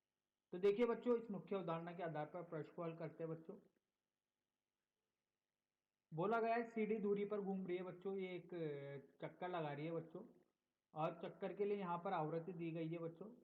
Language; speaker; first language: Hindi; native; Hindi